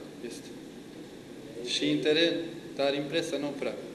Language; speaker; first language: Romanian; non-native, learner; Bosnian